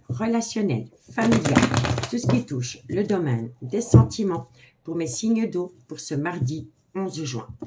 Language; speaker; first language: French; native; French